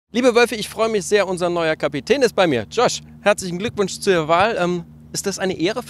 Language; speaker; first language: German; native; German